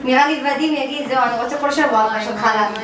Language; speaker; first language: Hebrew; native; Hebrew